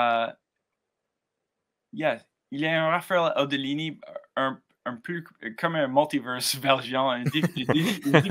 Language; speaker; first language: French; non-native, learner; English